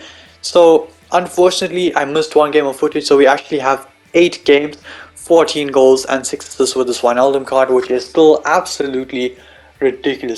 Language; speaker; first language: English; native; English